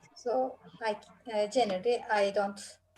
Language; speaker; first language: English; non-native, learner; Bangla